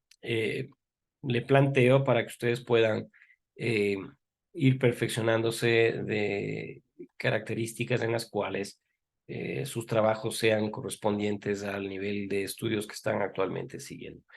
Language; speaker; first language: Spanish; native; Spanish